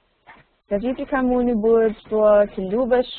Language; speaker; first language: Russian; non-native, learner; English